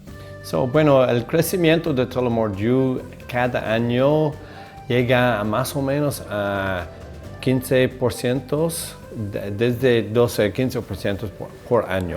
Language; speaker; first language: Spanish; non-native, fluent; English